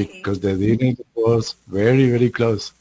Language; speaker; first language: English; non-native, learner; Spanish